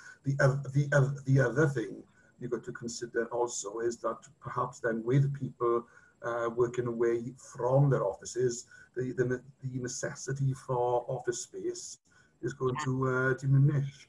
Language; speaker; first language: English; native; English